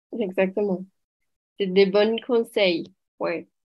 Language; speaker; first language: French; non-native, learner; Portuguese